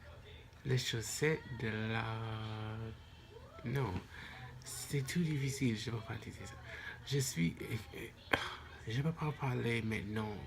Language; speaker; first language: French; non-native, local second language; English